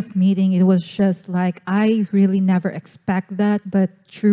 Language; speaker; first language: English; non-native, local second language; Cebuano